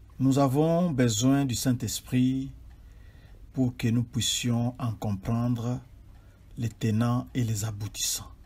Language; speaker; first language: French; non-native, local second language; Swahili